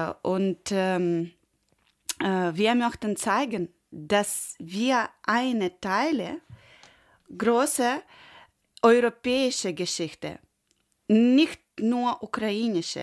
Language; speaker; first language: German; non-native, learner; Ukrainian